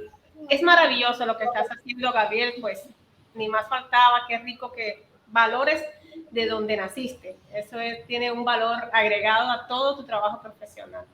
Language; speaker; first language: Spanish; native; Spanish